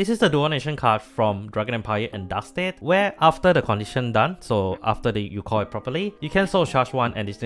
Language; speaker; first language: English; non-native, fluent; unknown